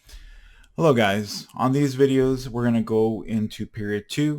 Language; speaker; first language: English; native; English